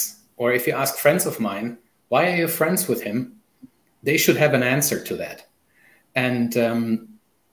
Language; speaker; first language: English; non-native, fluent; German